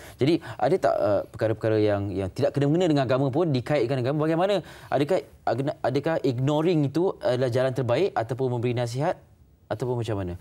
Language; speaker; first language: Malay; native; Malay